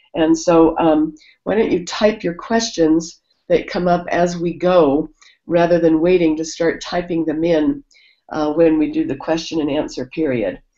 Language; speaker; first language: English; native; English